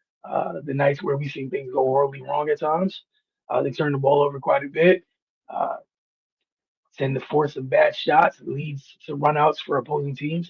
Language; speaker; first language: English; native; English